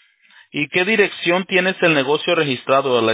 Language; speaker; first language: Spanish; early bilingual, heritage; Spanish